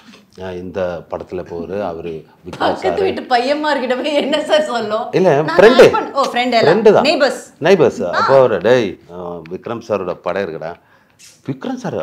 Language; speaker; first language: Tamil; non-native, learner; Malayalam